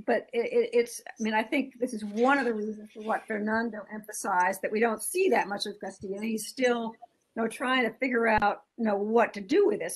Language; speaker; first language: English; native; English